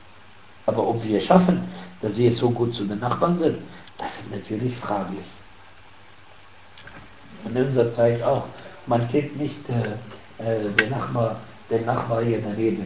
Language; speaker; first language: German; non-native, fluent; Arabic